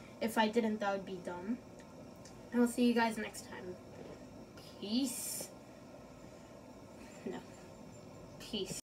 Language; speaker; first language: English; native; English